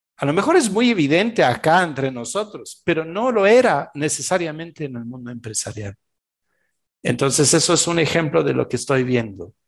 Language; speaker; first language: Spanish; non-native, fluent; French